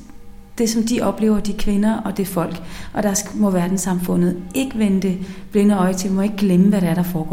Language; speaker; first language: Danish; native; Danish